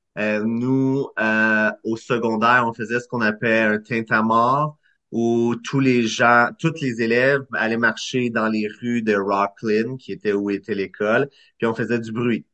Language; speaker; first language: French; native; French